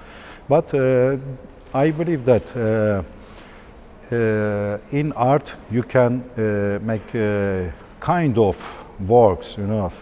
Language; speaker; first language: English; non-native, learner; Turkish